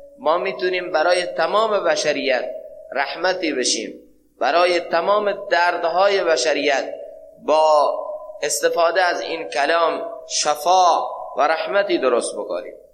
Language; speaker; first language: Persian; non-native, local second language; Central Kurdish